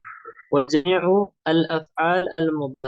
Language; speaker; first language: Arabic; non-native, fluent; Indonesian